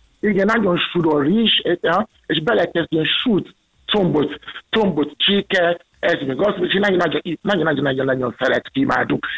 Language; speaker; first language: Hungarian; non-native, learner; Yoruba